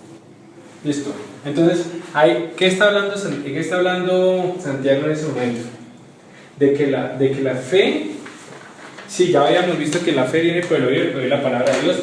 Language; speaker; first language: Spanish; native; Spanish